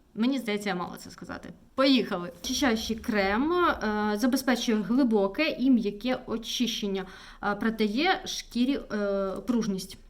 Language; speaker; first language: Ukrainian; non-native, local second language; Russian